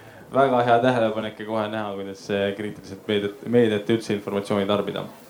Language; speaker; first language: Estonian; native; Estonian